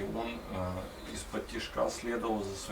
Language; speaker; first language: Russian; native; Russian